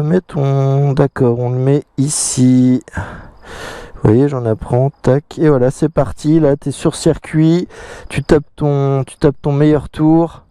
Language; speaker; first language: French; native; French